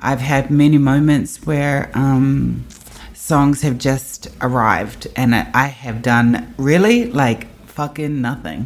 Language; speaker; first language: English; native; English